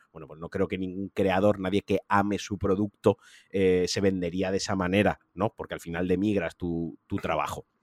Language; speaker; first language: Spanish; native; Spanish